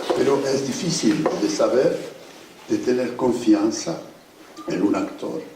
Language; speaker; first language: Spanish; non-native, fluent; French